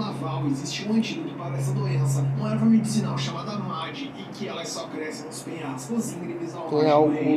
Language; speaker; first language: Portuguese; native; Portuguese